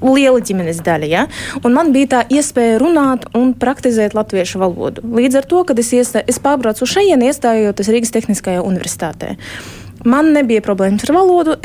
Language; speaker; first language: Latvian; early bilingual, heritage; Russian